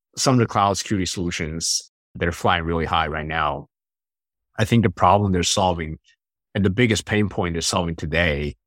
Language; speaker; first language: English; non-native, fluent; Chinese